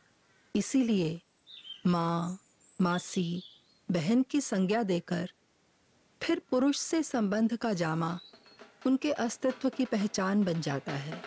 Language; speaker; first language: Hindi; native; Hindi